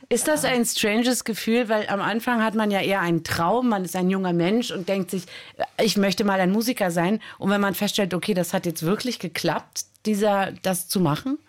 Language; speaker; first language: German; native; German